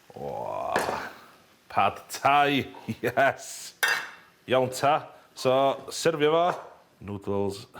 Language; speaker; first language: Welsh; native; Welsh